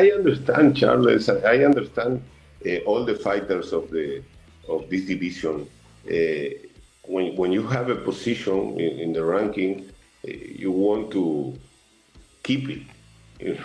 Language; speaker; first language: English; non-native, learner; Spanish